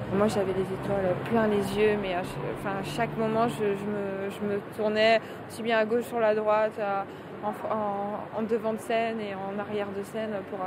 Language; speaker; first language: French; native; French